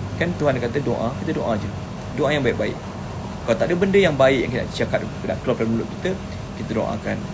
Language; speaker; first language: Malay; native; Malay